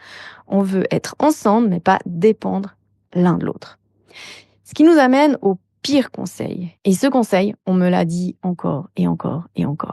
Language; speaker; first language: French; native; French